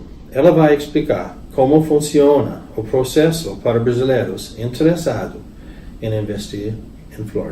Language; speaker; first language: Portuguese; non-native, learner; English